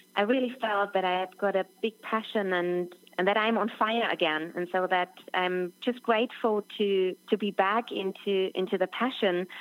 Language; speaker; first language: English; non-native, fluent; German